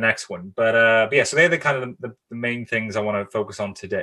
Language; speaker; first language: English; native; English